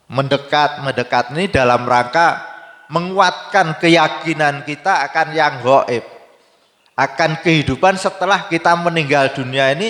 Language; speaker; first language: Indonesian; native; Indonesian